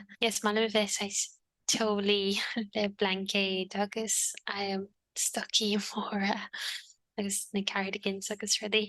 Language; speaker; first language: Irish; native; Irish